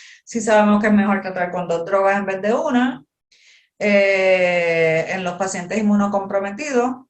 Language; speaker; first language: Spanish; native; Spanish